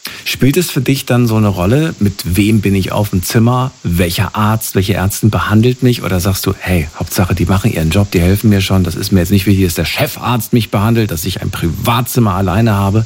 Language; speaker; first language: German; native; German